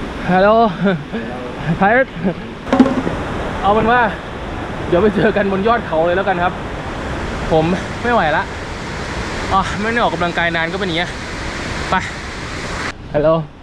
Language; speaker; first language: Thai; native; Thai